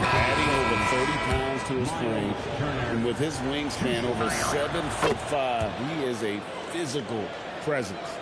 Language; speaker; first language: English; native; English